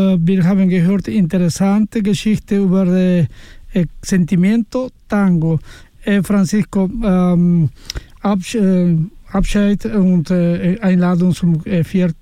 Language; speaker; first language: German; non-native, learner; Spanish